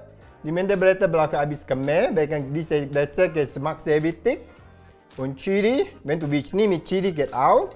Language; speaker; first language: German; non-native, learner; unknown